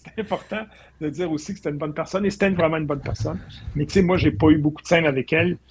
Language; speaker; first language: French; native; French